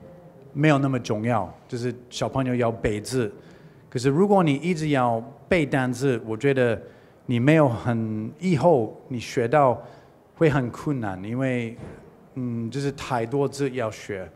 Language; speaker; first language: Chinese; non-native, learner; English